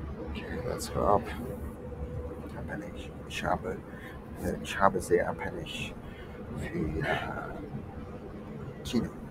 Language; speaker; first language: German; non-native, learner; Turkish